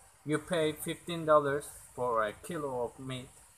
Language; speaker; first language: English; non-native, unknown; Turkish